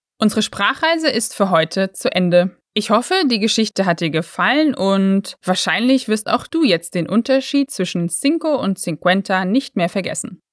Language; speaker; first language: German; native; German